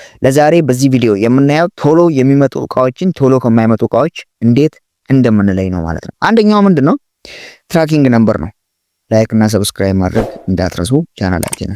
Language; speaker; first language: Amharic; native; Amharic